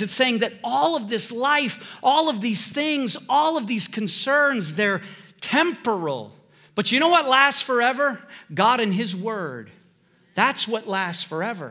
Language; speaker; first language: English; native; English